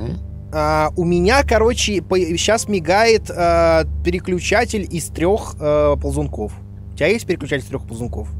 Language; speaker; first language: Russian; native; Russian